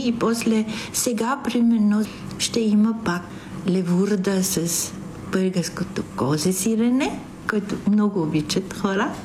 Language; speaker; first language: Bulgarian; non-native, fluent; Italian